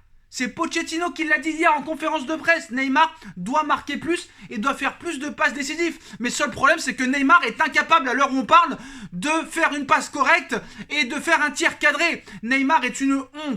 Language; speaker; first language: French; native; French